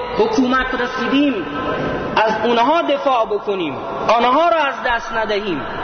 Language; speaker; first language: Persian; native; Persian